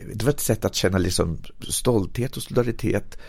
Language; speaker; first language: Swedish; native; Swedish